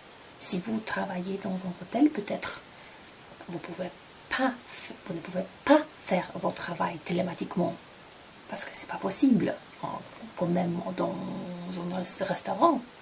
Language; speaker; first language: French; non-native, fluent; Polish